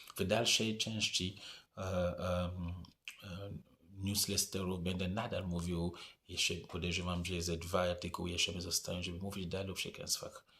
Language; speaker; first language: Polish; non-native, fluent; French